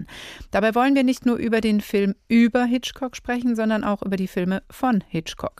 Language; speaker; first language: German; native; German